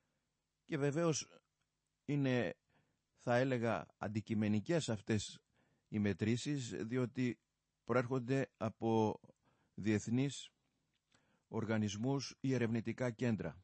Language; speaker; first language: Greek; native; Greek